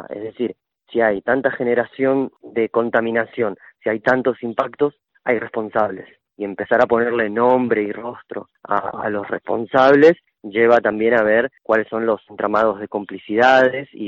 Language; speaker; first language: Spanish; native; Spanish